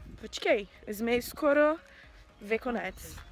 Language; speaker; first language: Czech; non-native, learner; Portuguese